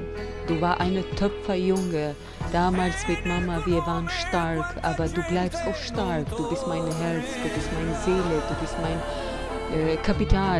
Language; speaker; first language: German; non-native, learner; Albanian